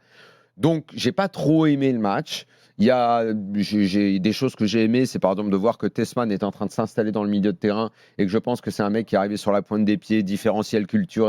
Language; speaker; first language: French; native; French